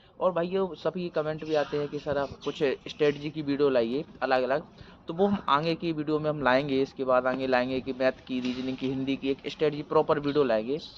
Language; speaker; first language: Hindi; native; Hindi